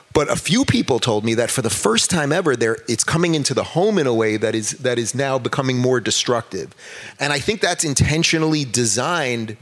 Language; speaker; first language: English; native; English